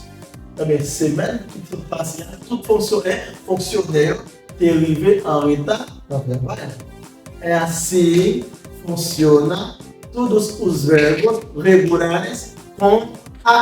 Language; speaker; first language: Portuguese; non-native, fluent; Haitian Creole